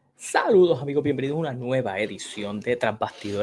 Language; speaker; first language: Spanish; native; Spanish